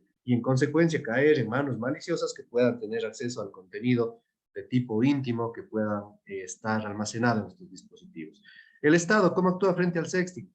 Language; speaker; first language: Spanish; native; Spanish